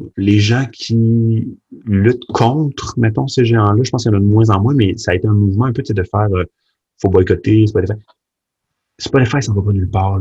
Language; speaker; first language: French; early bilingual, other home language; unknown